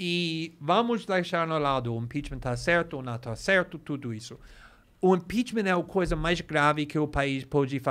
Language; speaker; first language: Portuguese; non-native, fluent; English